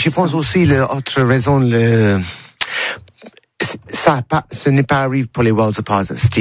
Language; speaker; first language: French; non-native, learner; English